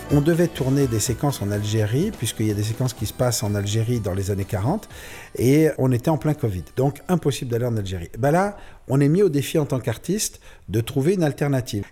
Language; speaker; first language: French; native; French